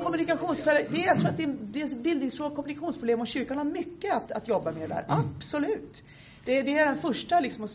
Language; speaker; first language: Swedish; native; Swedish